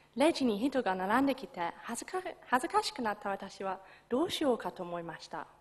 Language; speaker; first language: Japanese; non-native, fluent; English